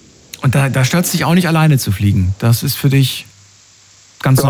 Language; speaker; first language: German; native; German